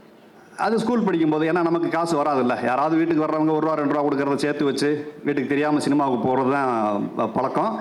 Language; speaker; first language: Tamil; native; Tamil